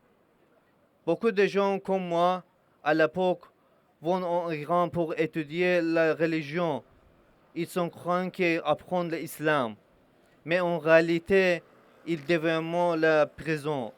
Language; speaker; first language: French; non-native, learner; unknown